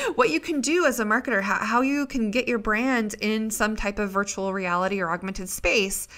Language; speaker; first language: English; native; English